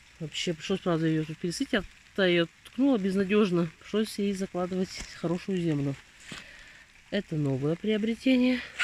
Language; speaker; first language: Russian; native; Russian